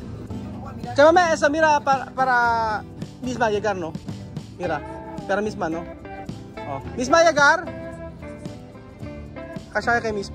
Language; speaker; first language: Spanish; non-native, learner; Filipino